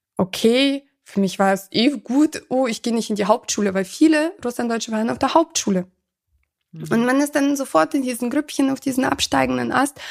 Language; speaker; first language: German; early bilingual, other home language; Russian